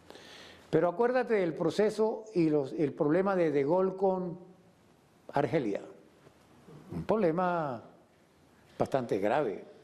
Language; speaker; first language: Spanish; native; Spanish